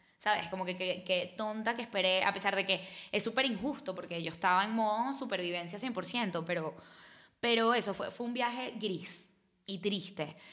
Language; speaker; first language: Spanish; native; Spanish